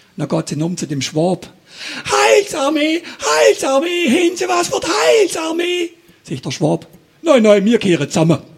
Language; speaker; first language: German; native; German